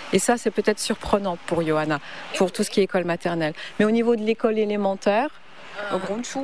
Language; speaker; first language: French; native; French